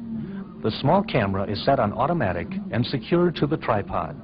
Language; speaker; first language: English; native; English